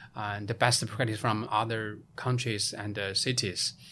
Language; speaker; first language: English; non-native, fluent; Chinese